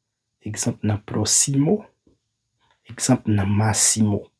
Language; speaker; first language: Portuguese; non-native, fluent; Haitian Creole